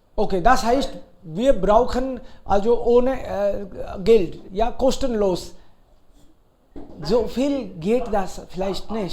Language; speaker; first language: German; non-native, fluent; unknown